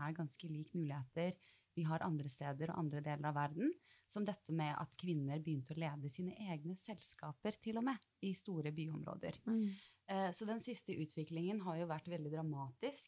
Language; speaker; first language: Norwegian; early bilingual, other home language; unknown